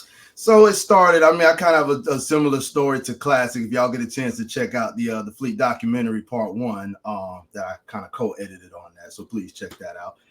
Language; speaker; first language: English; native; English